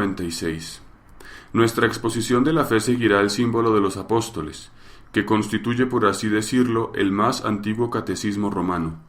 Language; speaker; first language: Spanish; native; Spanish